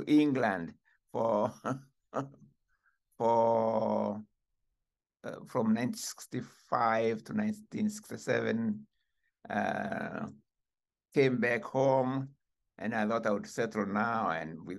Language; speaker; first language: English; non-native, local second language; Kikuyu